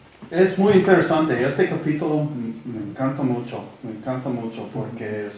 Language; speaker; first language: Spanish; non-native, fluent; English